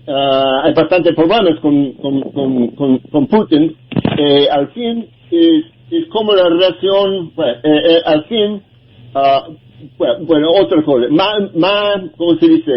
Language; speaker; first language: Spanish; non-native, learner; English